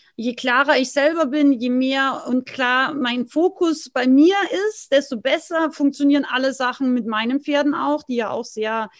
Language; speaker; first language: German; native; German